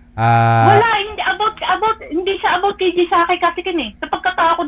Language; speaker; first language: Filipino; native; Filipino